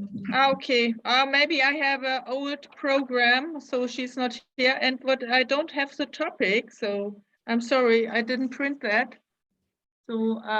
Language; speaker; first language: English; non-native, fluent; German